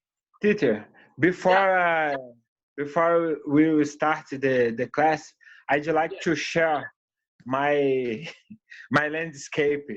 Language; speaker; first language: English; non-native, learner; Portuguese